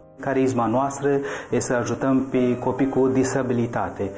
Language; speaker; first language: Romanian; non-native, learner; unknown